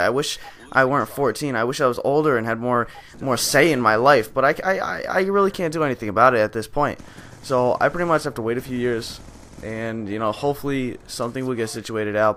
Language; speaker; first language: English; native; English